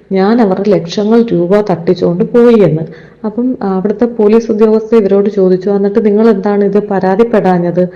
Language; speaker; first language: Malayalam; native; Malayalam